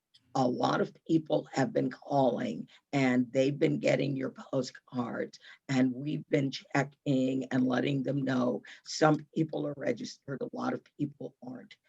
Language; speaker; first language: English; native; English